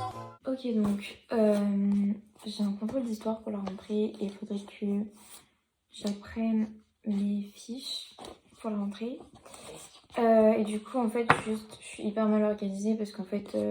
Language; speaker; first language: French; native; French